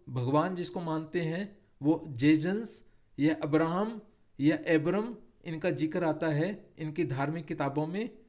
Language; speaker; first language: Hindi; native; Hindi